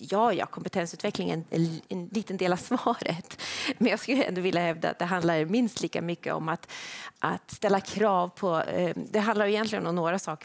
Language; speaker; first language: Swedish; native; Swedish